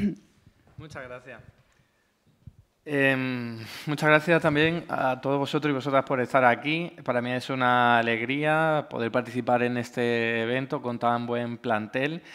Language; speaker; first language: Spanish; native; Spanish